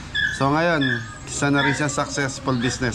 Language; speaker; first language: Filipino; native; Filipino